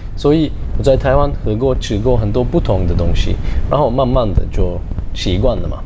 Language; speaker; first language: Chinese; non-native, fluent; Turkish